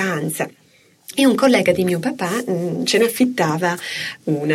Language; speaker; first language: Italian; native; Italian